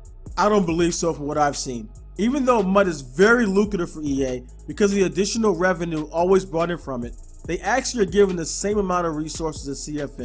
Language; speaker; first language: English; native; English